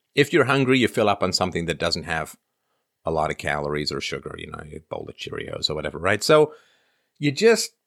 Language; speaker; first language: English; native; English